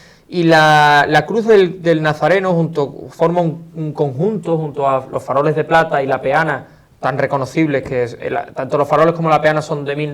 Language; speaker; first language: Spanish; native; Spanish